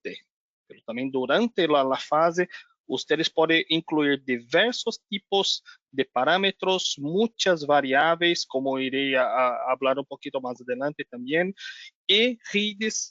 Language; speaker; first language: Spanish; non-native, learner; Portuguese